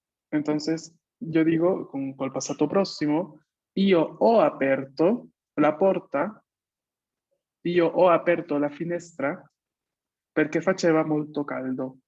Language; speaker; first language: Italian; non-native, fluent; Spanish